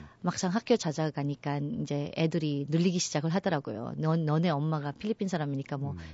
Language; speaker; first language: Korean; non-native, fluent; Filipino